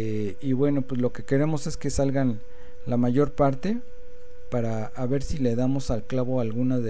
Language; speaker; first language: Spanish; native; Spanish